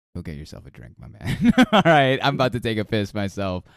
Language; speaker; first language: English; early bilingual, other home language; Filipino